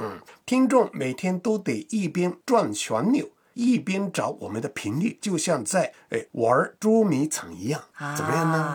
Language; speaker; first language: Chinese; non-native, fluent; Japanese